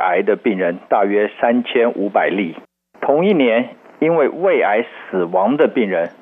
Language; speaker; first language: Chinese; native; Chinese